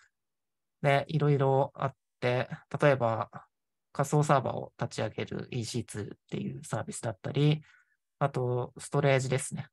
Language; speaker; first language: Japanese; native; Japanese